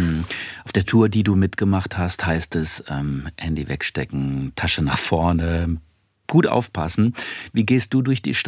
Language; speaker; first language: German; native; German